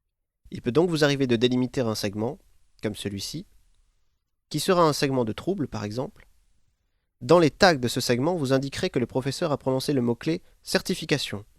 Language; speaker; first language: French; native; French